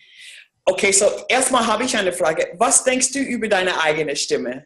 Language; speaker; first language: German; non-native, fluent; English